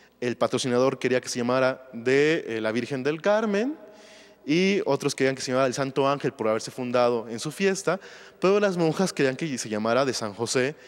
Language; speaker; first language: Spanish; native; Spanish